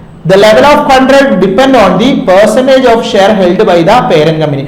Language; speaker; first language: English; non-native, local second language; Malayalam